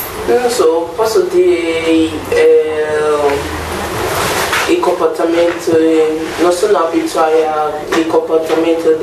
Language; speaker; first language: Italian; non-native, learner; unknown